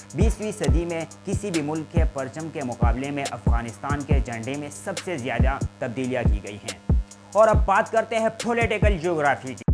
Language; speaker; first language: Urdu; non-native, local second language; Pashto